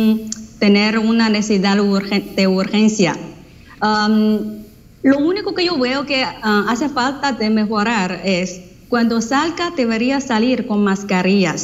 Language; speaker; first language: Spanish; non-native, fluent; Chinese